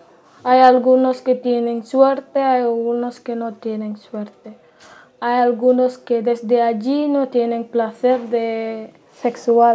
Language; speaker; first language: Spanish; non-native, learner; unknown